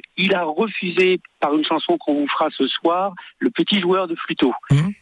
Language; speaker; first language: French; native; French